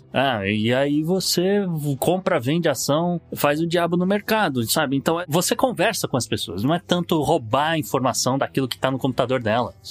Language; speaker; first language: Portuguese; native; Portuguese